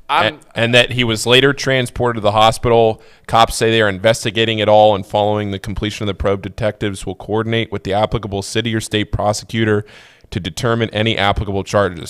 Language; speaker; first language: English; native; English